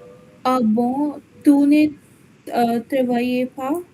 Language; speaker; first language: French; non-native, learner; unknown